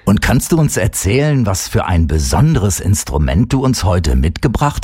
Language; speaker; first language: German; native; German